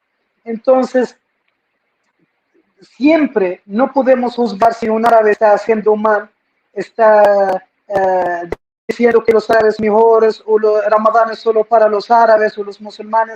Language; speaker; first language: Spanish; non-native, fluent; Arabic